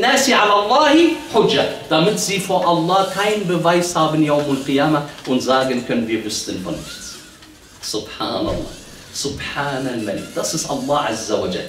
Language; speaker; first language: German; early bilingual, other home language; Arabic